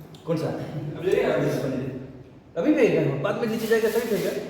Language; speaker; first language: Hindi; non-native, local second language; Bangla